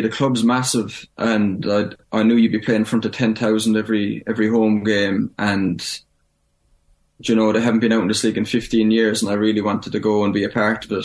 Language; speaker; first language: English; native; English